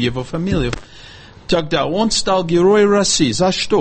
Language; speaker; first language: Russian; non-native, fluent; English